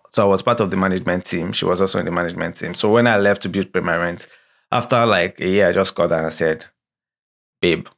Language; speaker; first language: English; non-native, local second language; Yoruba